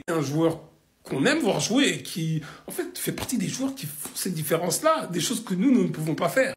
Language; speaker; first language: French; native; French